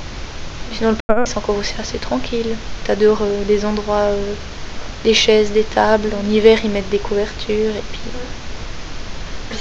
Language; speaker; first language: French; native; French